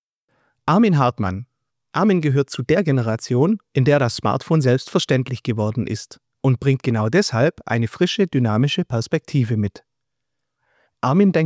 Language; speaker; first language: German; native; German